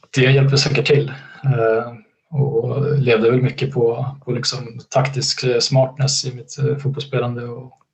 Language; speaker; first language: Swedish; native; Swedish